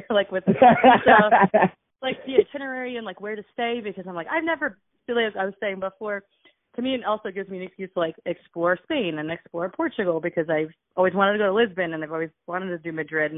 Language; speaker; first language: English; native; English